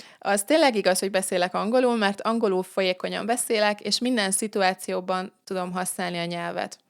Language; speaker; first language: Hungarian; native; Hungarian